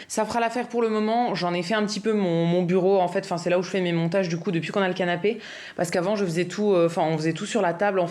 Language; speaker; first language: French; native; French